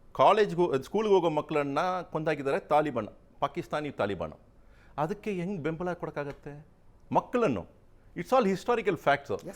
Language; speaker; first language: Kannada; non-native, local second language; Tamil